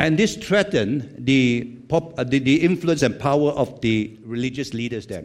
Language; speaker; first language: English; non-native, local second language; Chinese